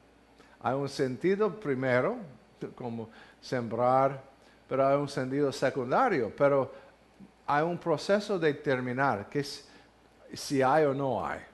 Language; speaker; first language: Spanish; non-native, fluent; English